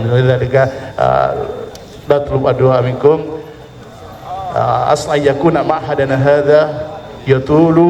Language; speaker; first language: Arabic; non-native, fluent; Indonesian